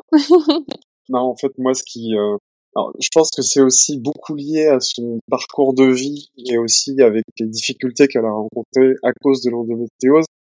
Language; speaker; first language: French; native; French